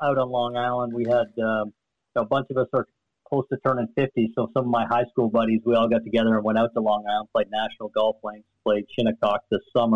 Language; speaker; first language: English; native; English